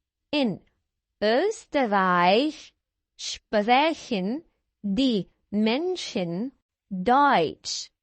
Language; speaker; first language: German; non-native, fluent; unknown